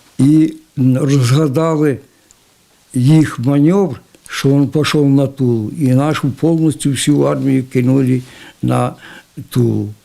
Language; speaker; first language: Russian; non-native, local second language; Ukrainian